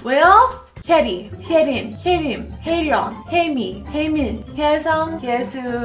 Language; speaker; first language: Korean; non-native, fluent; English